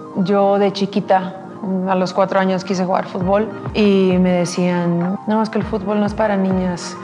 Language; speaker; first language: Spanish; early bilingual, heritage; Spanish